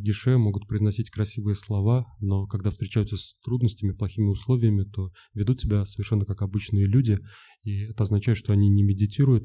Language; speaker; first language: Russian; native; Russian